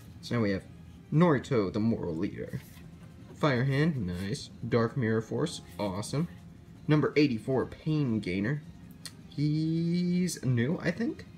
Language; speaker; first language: English; native; English